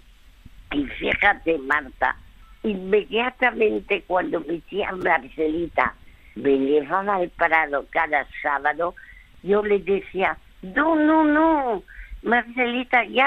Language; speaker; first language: Spanish; early bilingual, other home language; French